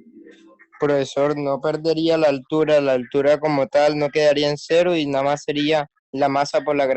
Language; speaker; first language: Spanish; native; Spanish